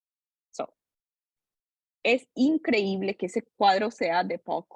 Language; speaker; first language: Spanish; non-native, fluent; English